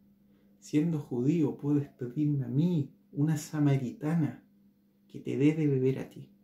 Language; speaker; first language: Spanish; native; Spanish